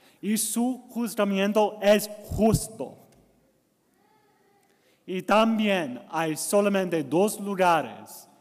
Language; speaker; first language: Spanish; non-native, learner; English